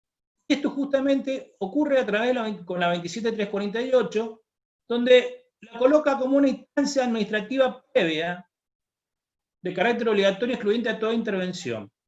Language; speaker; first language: Spanish; native; Spanish